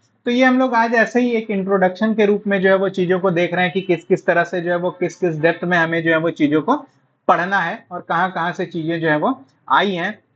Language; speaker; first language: Hindi; native; Hindi